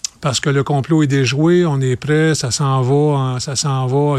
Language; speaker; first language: French; native; French